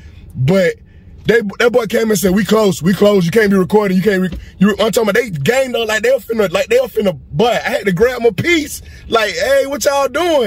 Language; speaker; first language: English; native; English